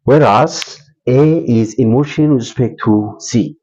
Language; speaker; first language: English; non-native, local second language; Amharic